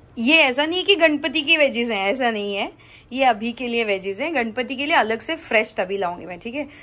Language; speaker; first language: Hindi; non-native, local second language; Marathi